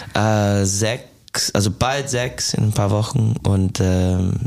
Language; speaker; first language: German; non-native, fluent; English